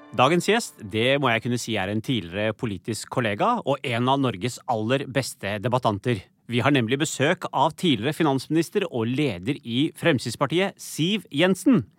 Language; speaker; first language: Norwegian; early bilingual, other home language; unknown